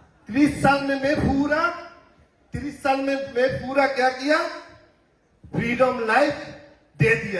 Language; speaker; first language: Hindi; non-native, learner; Bangla